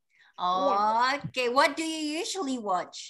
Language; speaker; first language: English; non-native, fluent; Indonesian